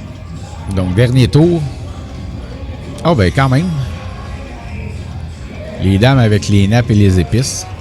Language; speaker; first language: French; native; French